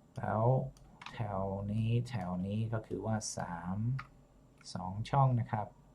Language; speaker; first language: Thai; non-native, fluent; English